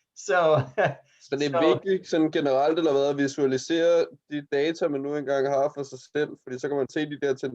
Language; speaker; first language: Danish; native; Danish